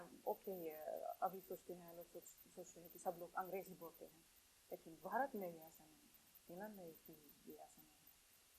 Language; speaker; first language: Hindi; non-native, fluent; Finnish